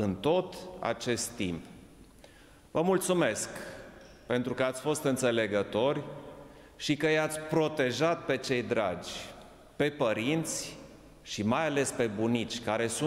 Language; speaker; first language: Romanian; non-native, local second language; German